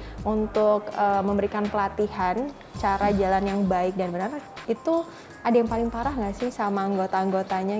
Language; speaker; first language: Indonesian; native; Indonesian